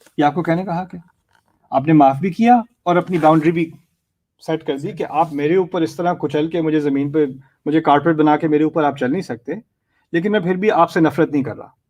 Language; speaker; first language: Urdu; early bilingual, heritage; Urdu